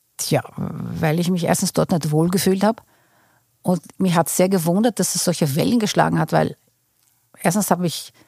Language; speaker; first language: German; non-native, fluent; Portuguese